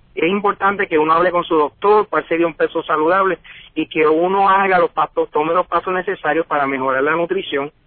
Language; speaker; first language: Spanish; native; Spanish